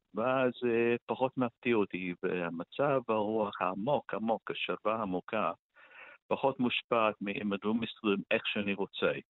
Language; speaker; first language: Hebrew; non-native, fluent; English